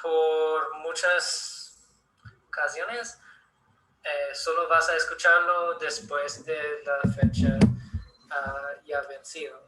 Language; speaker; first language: Spanish; non-native, learner; English